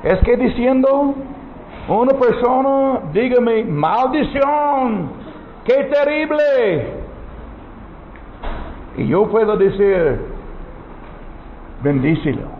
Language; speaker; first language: Spanish; non-native, learner; English